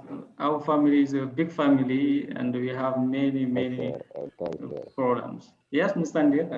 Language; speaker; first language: English; non-native, learner; French